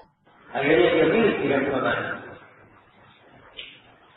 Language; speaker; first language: Indonesian; native; Indonesian